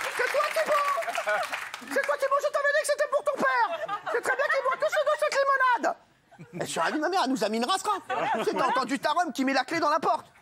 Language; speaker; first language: French; native; French